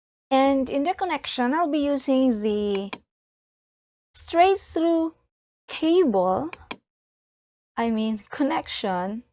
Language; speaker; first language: English; non-native, learner; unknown